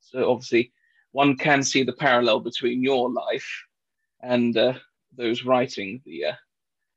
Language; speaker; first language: English; native; English